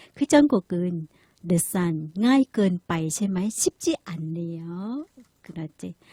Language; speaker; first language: Korean; non-native, learner; Thai